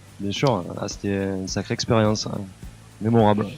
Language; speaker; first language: French; native; French